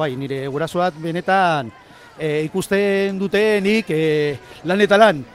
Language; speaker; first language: Basque; non-native, local second language; Spanish